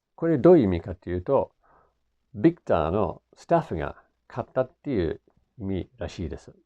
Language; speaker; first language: Japanese; non-native, fluent; English